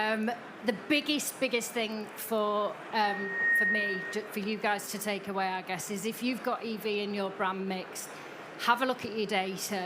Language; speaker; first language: English; native; English